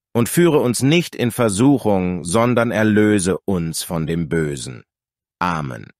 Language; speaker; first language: German; native; German